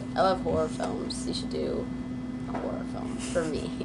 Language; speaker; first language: English; native; English